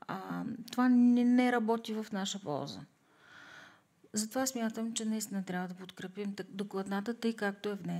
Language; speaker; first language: Bulgarian; native; Bulgarian